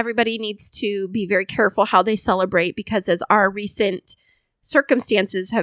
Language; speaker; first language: English; native; English